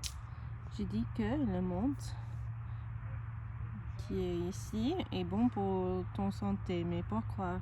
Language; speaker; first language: French; non-native, learner; English